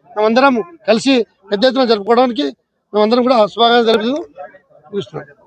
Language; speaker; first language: Telugu; non-native, local second language; Lambadi